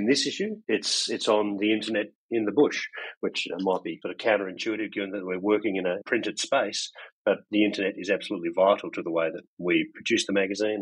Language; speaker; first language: English; native; English